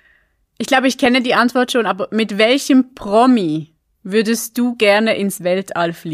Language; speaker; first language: German; native; German